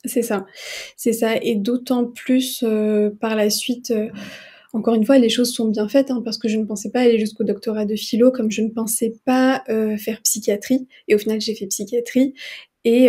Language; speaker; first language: French; non-native, local second language; Arabic